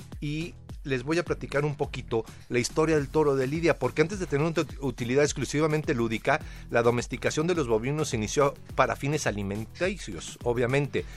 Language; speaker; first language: Spanish; native; Spanish